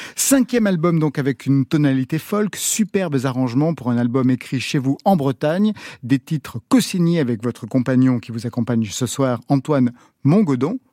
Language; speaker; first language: French; native; French